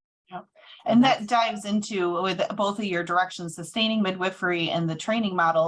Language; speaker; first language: English; native; English